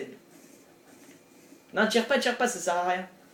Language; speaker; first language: French; native; French